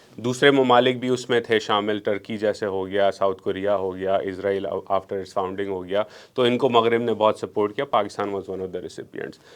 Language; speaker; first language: Urdu; non-native, local second language; Memoni